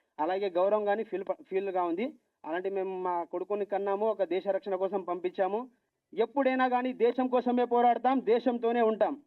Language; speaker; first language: Telugu; non-native, local second language; Lambadi